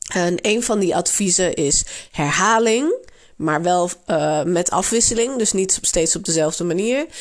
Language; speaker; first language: Dutch; native; Dutch